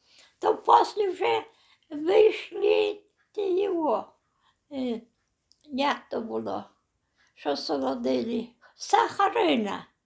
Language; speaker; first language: Polish; non-native, local second language; Belarusian